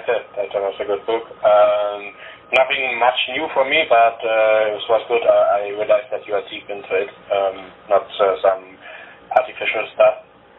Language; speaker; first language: English; non-native, learner; German